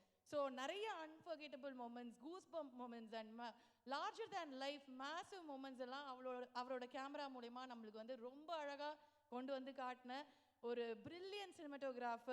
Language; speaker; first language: Tamil; native; Tamil